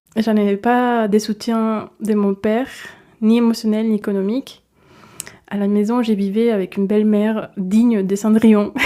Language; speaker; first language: French; non-native, fluent; Spanish